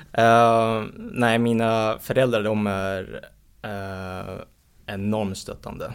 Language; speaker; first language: Swedish; early bilingual, heritage; Swedish